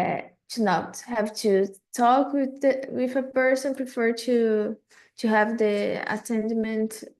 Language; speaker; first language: English; non-native, fluent; Portuguese